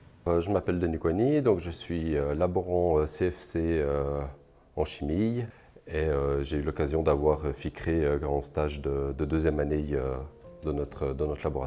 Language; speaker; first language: French; native; French